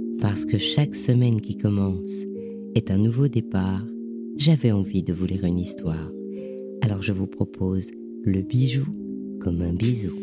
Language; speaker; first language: French; native; French